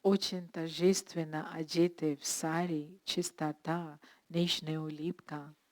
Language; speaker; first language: Russian; non-native, learner; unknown